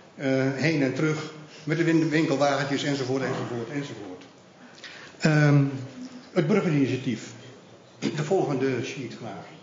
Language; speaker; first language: Dutch; native; Dutch